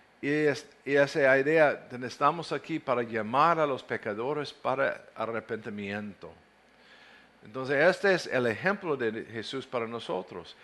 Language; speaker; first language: Spanish; non-native, fluent; English